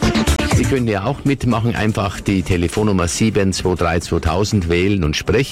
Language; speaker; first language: German; native; German